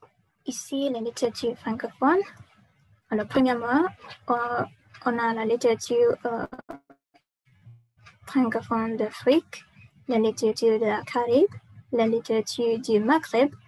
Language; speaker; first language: French; non-native, learner; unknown